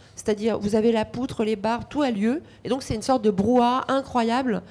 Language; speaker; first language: French; non-native, fluent; Romanian